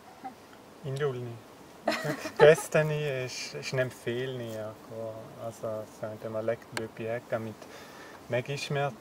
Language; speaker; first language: Hungarian; non-native, learner; German